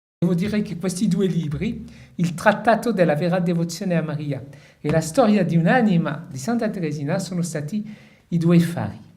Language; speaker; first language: Italian; non-native, fluent; French